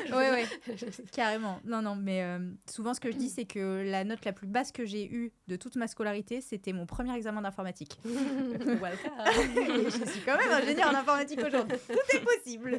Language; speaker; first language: French; native; French